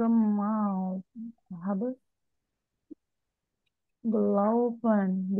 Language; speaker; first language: German; non-native, learner; Indonesian